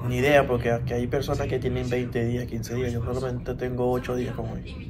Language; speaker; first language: Spanish; native; Spanish